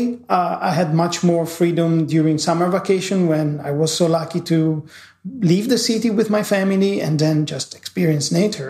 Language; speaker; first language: English; non-native, fluent; Italian